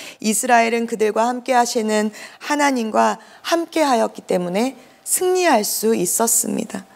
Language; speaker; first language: Korean; native; Korean